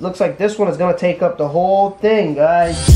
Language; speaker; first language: English; native; English